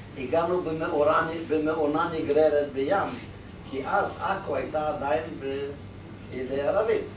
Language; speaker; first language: Hebrew; non-native, fluent; Polish